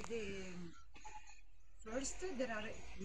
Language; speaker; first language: English; non-native, learner; Italian